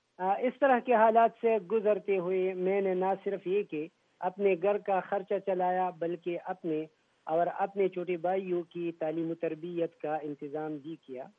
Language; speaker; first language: Urdu; non-native, local second language; Pashto